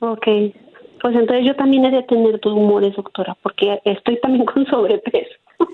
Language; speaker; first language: Spanish; native; Spanish